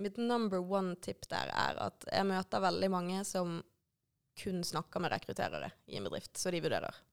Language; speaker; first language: Norwegian; native; Norwegian